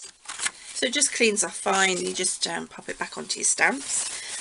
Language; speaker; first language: English; native; English